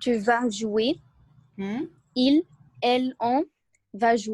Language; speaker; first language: French; non-native, learner; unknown